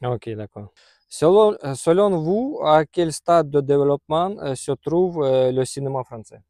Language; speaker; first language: French; non-native, learner; Russian